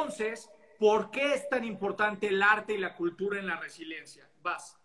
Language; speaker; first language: Spanish; native; Spanish